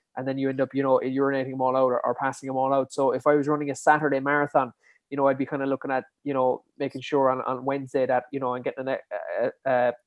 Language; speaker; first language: English; native; English